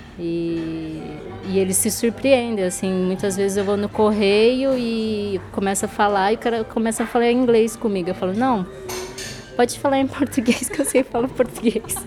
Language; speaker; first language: Portuguese; native; Portuguese